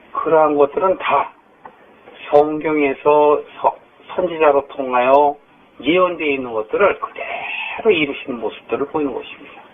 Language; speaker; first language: Korean; native; Korean